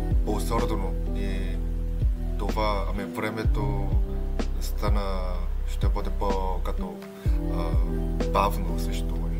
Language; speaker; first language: Bulgarian; non-native, learner; Korean